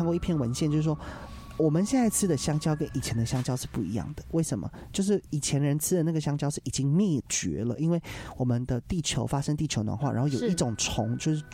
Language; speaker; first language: Chinese; non-native, local second language; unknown